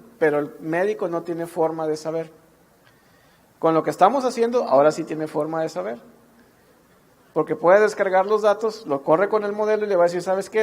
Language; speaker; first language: Spanish; native; Spanish